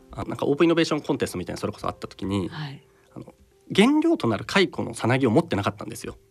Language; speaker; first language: Japanese; native; Japanese